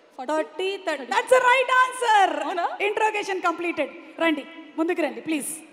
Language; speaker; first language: Telugu; native; Telugu